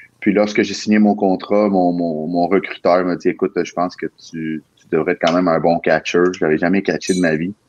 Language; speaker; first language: French; early bilingual, other home language; Spanish